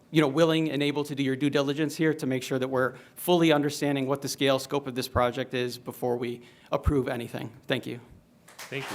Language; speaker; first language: English; native; English